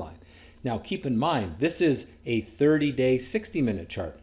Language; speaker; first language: English; native; English